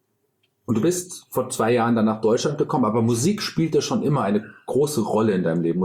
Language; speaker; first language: German; native; German